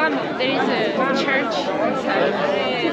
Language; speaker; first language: English; non-native, learner; Portuguese